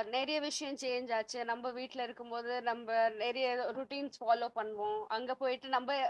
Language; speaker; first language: Tamil; non-native, local second language; Punjabi